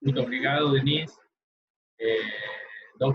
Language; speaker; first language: Portuguese; non-native, learner; Spanish